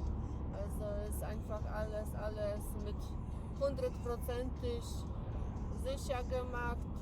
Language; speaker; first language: German; non-native, learner; Polish